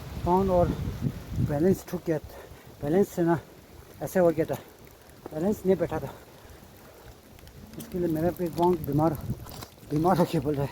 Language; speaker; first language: Hindi; non-native, local second language; Tibetan